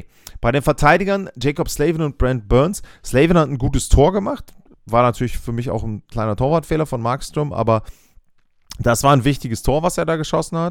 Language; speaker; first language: German; native; German